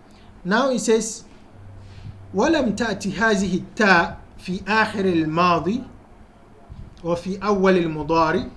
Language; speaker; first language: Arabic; non-native, fluent; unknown